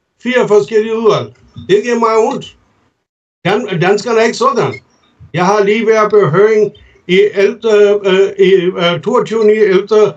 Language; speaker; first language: Danish; non-native, fluent; Urdu